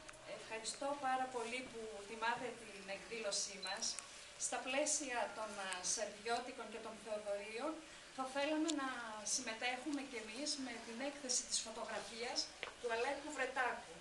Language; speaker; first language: Greek; native; Greek